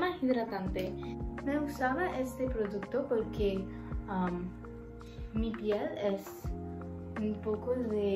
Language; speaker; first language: Spanish; non-native, learner; English